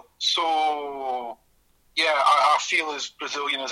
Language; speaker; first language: English; native; English